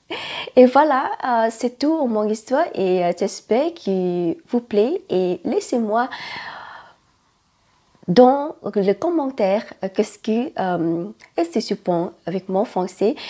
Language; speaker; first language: French; non-native, learner; Thai